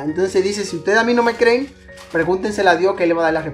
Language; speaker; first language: Spanish; native; Spanish